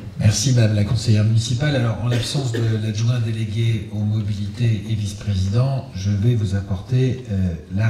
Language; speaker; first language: French; native; French